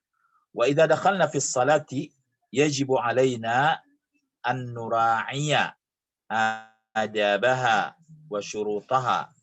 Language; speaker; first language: Arabic; non-native, fluent; Indonesian